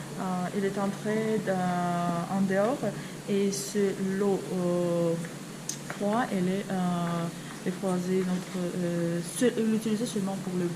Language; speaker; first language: French; non-native, learner; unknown